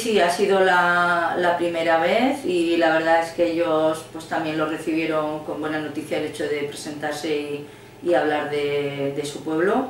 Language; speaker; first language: Spanish; native; Spanish